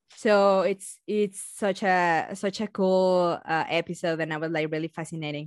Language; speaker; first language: English; non-native, fluent; Spanish